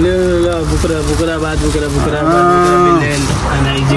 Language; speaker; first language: Arabic; non-native, learner; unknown